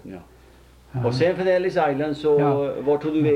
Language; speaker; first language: Swedish; native; Swedish